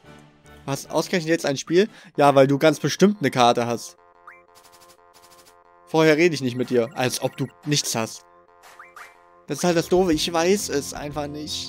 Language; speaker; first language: German; native; German